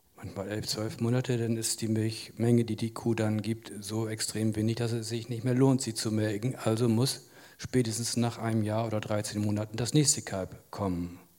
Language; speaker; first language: German; native; German